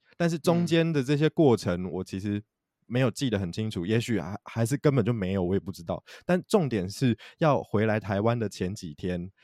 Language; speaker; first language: Chinese; native; Chinese